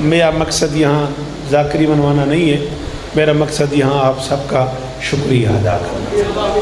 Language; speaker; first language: Urdu; non-native, local second language; Punjabi